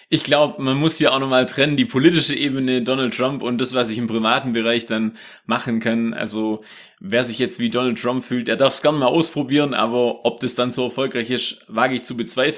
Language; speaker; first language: German; native; German